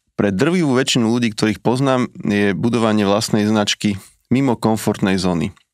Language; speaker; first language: Slovak; native; Slovak